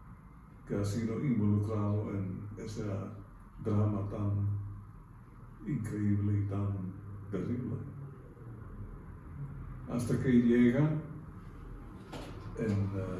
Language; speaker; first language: Spanish; non-native, fluent; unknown